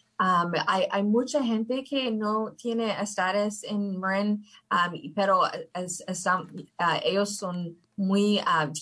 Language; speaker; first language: Spanish; early bilingual, heritage; English